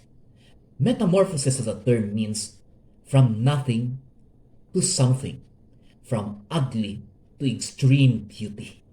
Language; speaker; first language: English; non-native, local second language; Hiligaynon